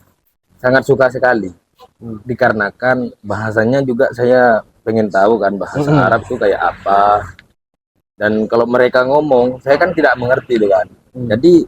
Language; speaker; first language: Indonesian; non-native, local second language; Madurese